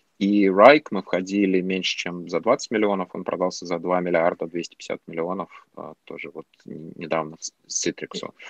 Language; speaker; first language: Russian; native; Russian